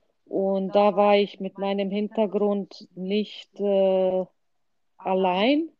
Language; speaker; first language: German; non-native, fluent; Croatian